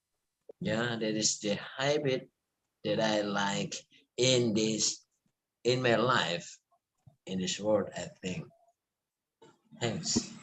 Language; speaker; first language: English; non-native, learner; Indonesian